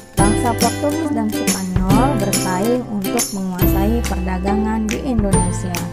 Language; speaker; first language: Indonesian; native; Indonesian